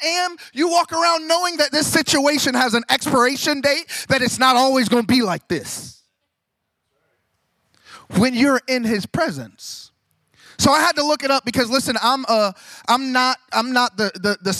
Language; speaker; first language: English; native; English